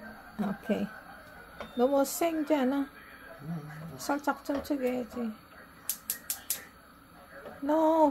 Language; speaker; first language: Korean; non-native, learner; Filipino